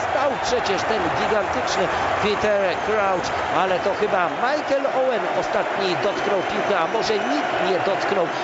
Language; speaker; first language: Polish; native; Polish